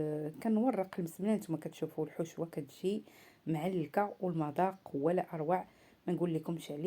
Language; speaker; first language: Arabic; native; Arabic